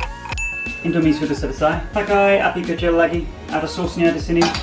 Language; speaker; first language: Indonesian; non-native, fluent; English